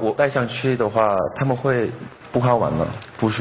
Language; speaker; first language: Chinese; non-native, fluent; Korean